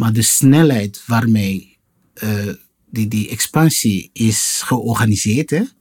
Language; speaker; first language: Dutch; non-native, fluent; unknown